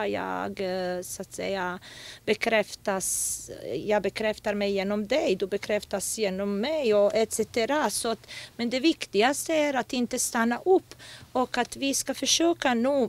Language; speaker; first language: Swedish; non-native, fluent; Bosnian